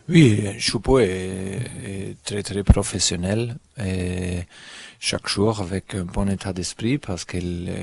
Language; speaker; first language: French; non-native, fluent; German